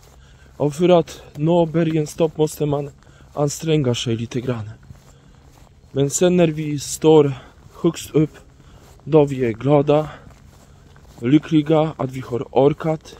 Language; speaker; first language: Swedish; non-native, fluent; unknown